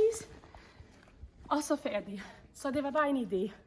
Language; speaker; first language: Danish; non-native, fluent; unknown